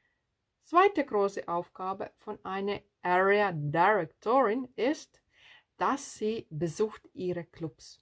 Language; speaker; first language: German; non-native, fluent; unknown